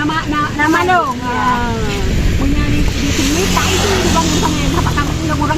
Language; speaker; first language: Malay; non-native, local second language; Achinese